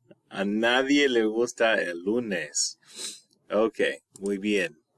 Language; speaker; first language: Spanish; non-native, fluent; English